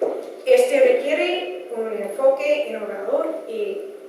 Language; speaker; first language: Spanish; non-native, fluent; Dutch